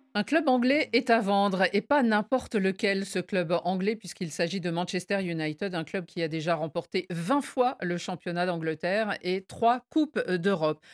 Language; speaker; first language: French; native; French